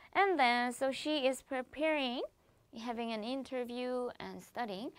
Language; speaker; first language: English; non-native, fluent; Korean